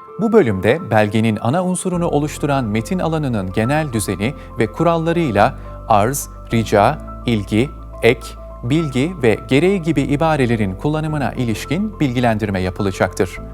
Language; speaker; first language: Turkish; native; Turkish